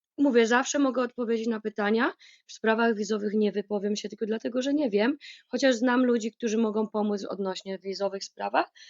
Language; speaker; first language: Polish; native; Polish